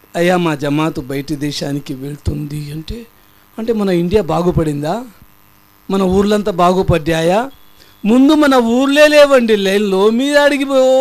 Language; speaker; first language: Telugu; non-native, local second language; Urdu